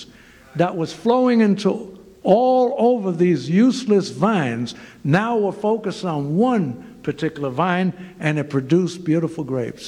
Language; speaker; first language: English; native; English